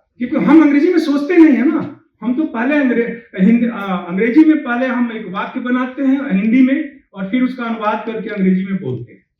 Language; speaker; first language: Hindi; native; Hindi